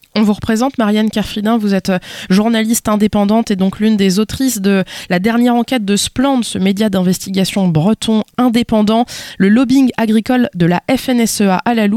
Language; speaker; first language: French; native; French